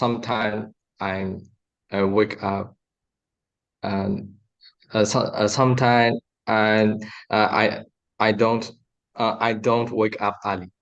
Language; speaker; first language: English; non-native, learner; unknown